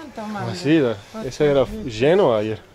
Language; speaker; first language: Spanish; non-native, learner; English